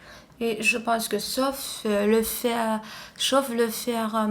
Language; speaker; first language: French; non-native, learner; Vietnamese